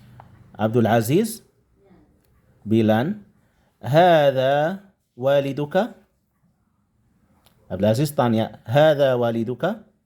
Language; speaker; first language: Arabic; non-native, fluent; Indonesian